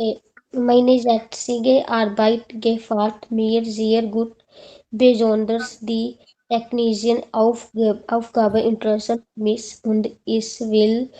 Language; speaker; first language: German; non-native, learner; Hindi